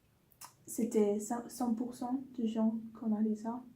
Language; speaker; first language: French; non-native, learner; English